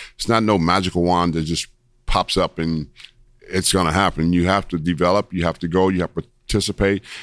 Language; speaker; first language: English; native; English